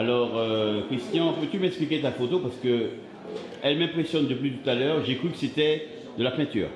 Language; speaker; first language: French; native; French